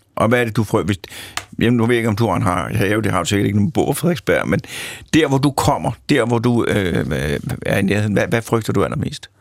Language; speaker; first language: Danish; native; Danish